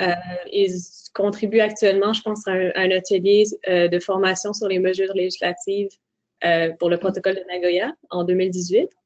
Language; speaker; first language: French; native; French